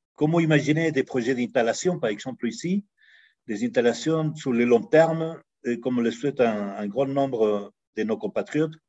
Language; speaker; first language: French; non-native, fluent; Spanish